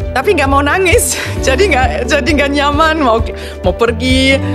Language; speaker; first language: Indonesian; non-native, fluent; German